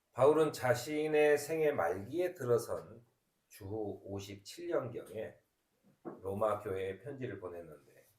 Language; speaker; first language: Korean; native; Korean